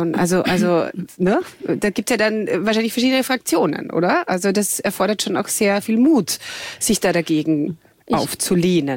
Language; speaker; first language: German; native; German